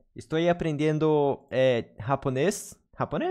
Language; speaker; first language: Spanish; non-native, learner; Portuguese